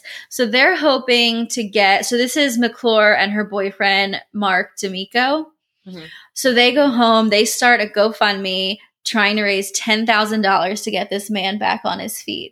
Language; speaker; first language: English; native; English